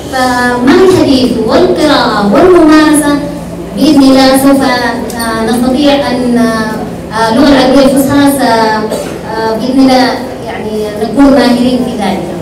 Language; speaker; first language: Arabic; early bilingual, other home language; Indonesian